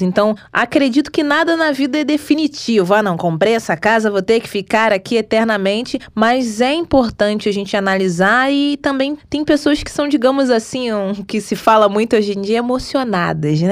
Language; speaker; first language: Portuguese; native; Portuguese